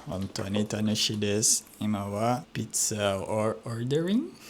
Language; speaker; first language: Japanese; non-native, learner; Portuguese